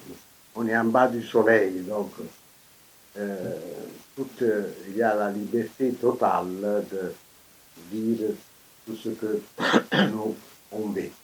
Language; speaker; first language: French; non-native, fluent; Italian